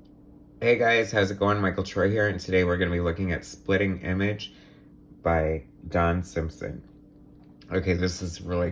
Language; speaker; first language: English; native; English